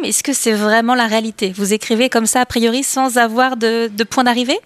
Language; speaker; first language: French; native; French